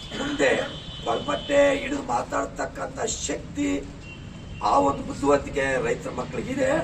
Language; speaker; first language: Kannada; native; Kannada